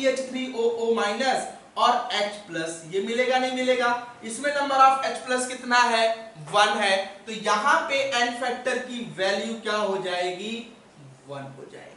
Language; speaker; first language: Hindi; native; Hindi